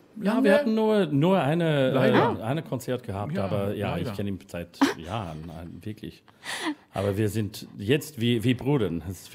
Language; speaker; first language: German; non-native, learner; English